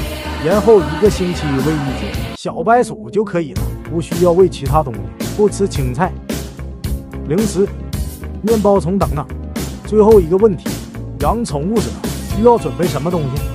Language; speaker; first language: Chinese; native; Chinese